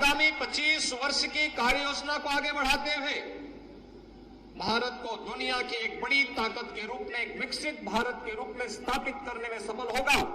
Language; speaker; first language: Hindi; native; Hindi